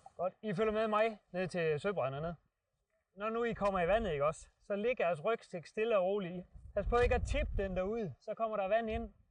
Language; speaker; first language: Danish; native; Danish